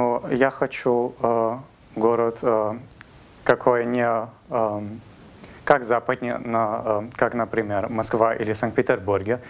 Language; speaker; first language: Russian; non-native, learner; German